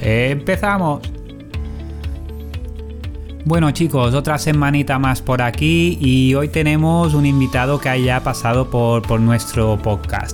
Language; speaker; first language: Spanish; native; Spanish